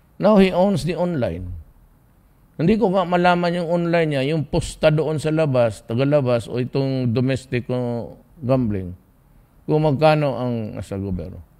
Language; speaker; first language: Filipino; non-native, local second language; Cebuano